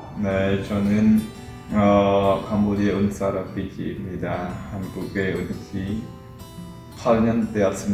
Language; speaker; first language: Korean; non-native, learner; Khmer